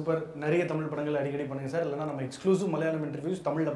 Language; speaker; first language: Tamil; native; Tamil